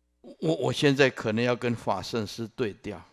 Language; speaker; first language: Chinese; non-native, local second language; Min Nan Chinese